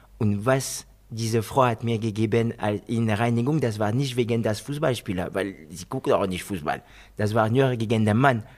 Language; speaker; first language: German; non-native, fluent; French